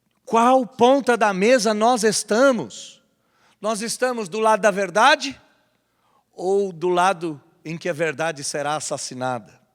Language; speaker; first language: Portuguese; native; Portuguese